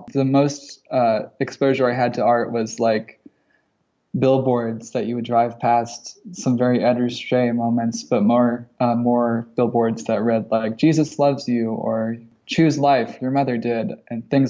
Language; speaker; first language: English; native; English